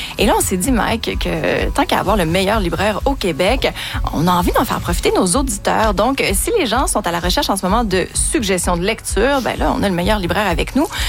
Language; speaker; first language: French; native; French